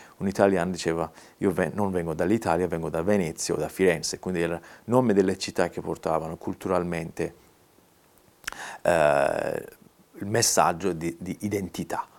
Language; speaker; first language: Italian; non-native, fluent; Persian